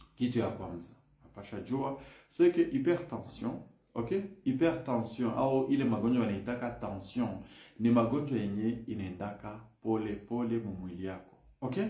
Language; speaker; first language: Swahili; native; Swahili